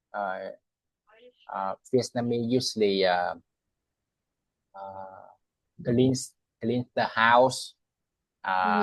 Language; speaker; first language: English; non-native, learner; Vietnamese